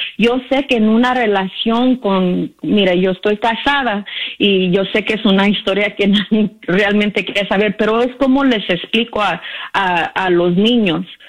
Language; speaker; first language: Spanish; early bilingual, heritage; Spanish